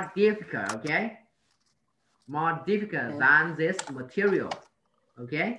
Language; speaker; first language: English; non-native, learner; Vietnamese